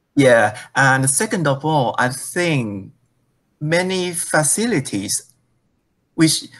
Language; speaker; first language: English; non-native, fluent; Thai